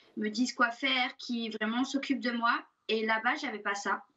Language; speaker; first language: French; native; French